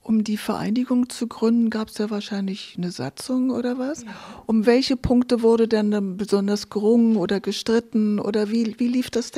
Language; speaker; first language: German; native; German